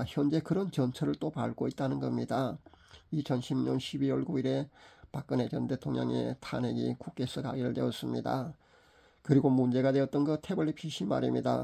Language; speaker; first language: Korean; native; Korean